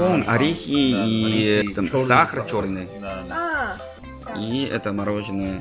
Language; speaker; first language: Russian; non-native, fluent; Korean